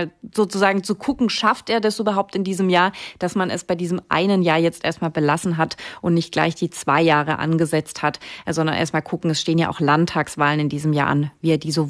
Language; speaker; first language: German; native; German